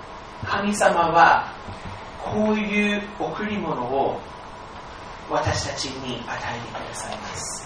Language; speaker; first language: Japanese; non-native, fluent; English